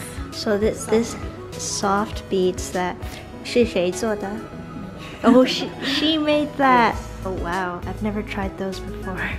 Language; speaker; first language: English; early bilingual, other home language; Chinese